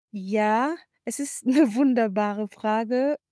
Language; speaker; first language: German; non-native, fluent; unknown